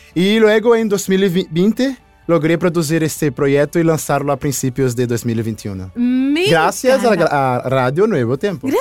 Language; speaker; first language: Spanish; non-native, learner; Portuguese